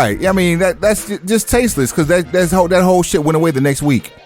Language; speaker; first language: English; native; English